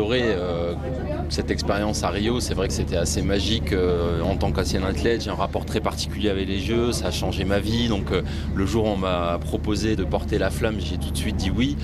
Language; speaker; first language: French; native; French